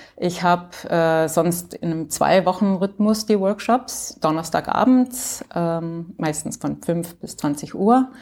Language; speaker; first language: German; early bilingual, heritage; English